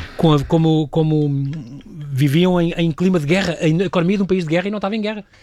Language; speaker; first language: Portuguese; native; Portuguese